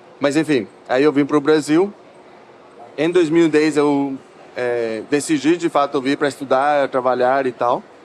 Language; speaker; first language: Portuguese; non-native, fluent; Spanish